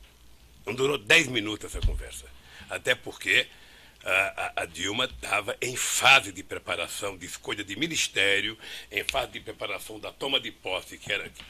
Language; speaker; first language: Portuguese; native; Portuguese